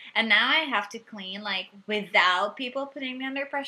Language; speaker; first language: English; non-native, fluent; Hungarian